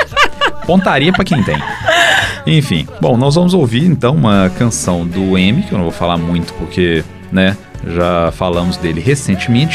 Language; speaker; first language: Portuguese; native; Portuguese